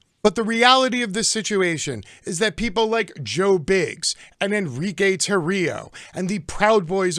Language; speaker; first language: English; native; English